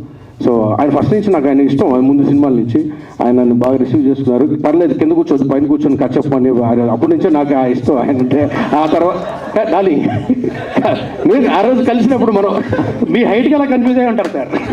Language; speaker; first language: Telugu; native; Telugu